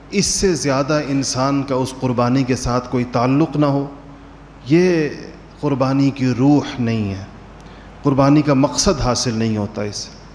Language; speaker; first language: Urdu; native; Urdu